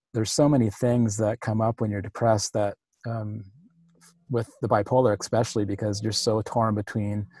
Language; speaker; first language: English; native; English